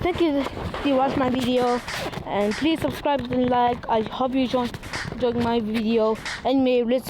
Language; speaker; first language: English; non-native, learner; Mongolian